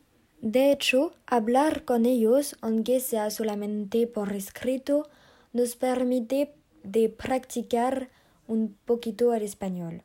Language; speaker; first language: Spanish; non-native, learner; French